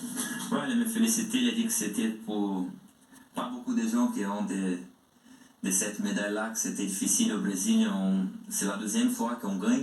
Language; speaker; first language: French; non-native, learner; Portuguese